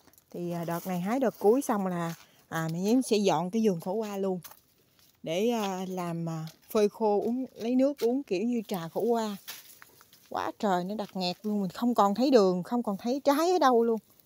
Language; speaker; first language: Vietnamese; native; Vietnamese